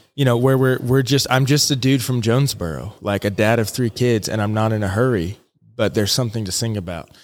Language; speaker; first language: English; native; English